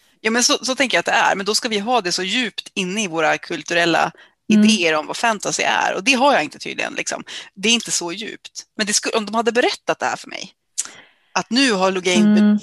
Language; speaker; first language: Swedish; native; Swedish